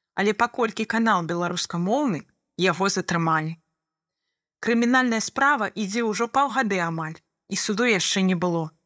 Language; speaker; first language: Belarusian; non-native, fluent; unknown